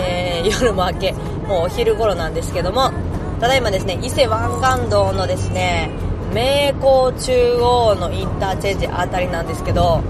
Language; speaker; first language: Japanese; native; Japanese